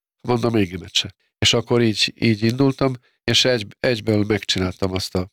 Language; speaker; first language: Hungarian; non-native, fluent; Serbian